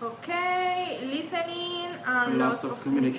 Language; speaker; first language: English; non-native, learner; Spanish